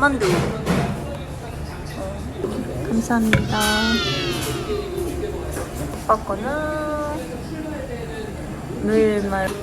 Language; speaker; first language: Korean; non-native, fluent; Japanese